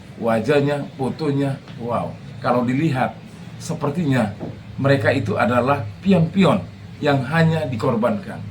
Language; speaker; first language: Indonesian; native; Indonesian